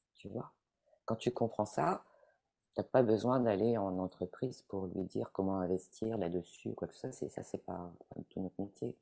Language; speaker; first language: French; non-native, fluent; Italian